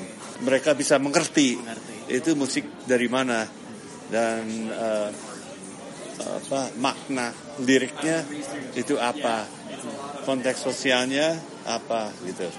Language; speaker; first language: Indonesian; non-native, fluent; English